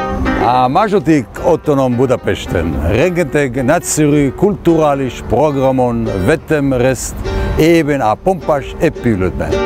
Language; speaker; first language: Hungarian; non-native, learner; Hebrew